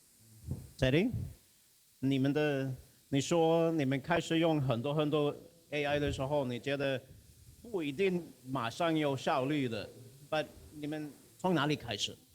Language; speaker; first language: Chinese; non-native, fluent; Swedish